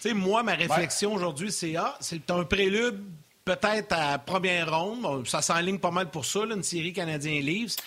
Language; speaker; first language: French; native; French